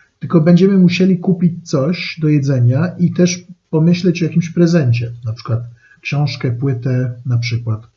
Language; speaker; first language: Polish; non-native, fluent; French